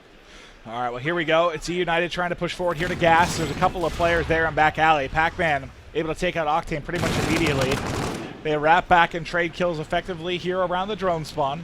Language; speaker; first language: English; native; English